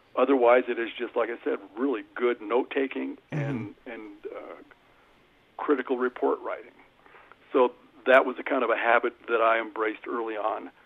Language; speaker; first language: English; native; English